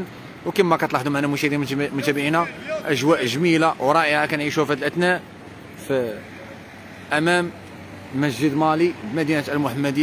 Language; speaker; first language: Arabic; native; Arabic